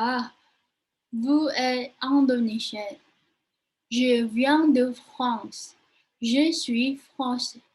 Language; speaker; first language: French; non-native, learner; Indonesian